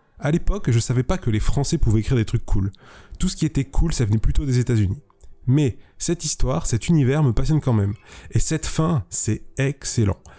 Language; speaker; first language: French; native; French